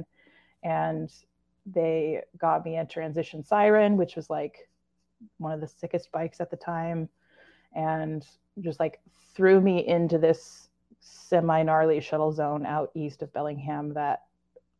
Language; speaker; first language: English; native; English